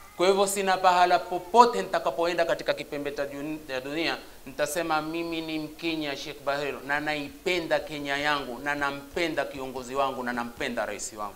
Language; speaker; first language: Swahili; native; Swahili